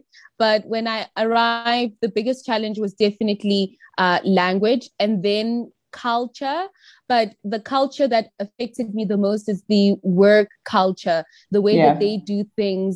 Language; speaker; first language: English; non-native, local second language; Tsonga